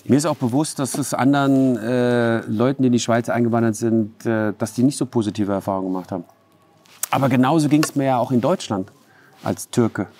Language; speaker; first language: German; early bilingual, other home language; Turkish